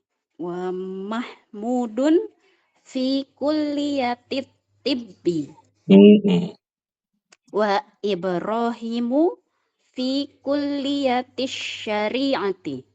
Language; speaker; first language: Arabic; non-native, learner; Indonesian